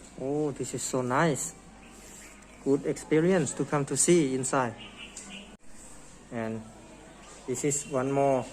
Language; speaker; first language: English; non-native, learner; Thai